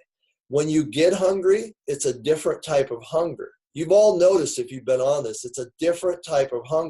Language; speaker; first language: English; native; English